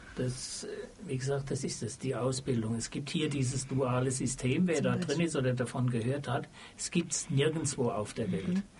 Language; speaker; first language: German; native; German